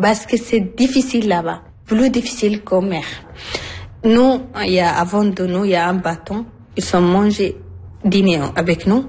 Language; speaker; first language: French; non-native, learner; Arabic